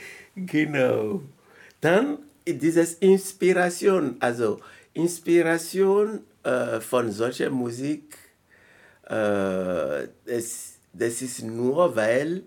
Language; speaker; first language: German; non-native, learner; French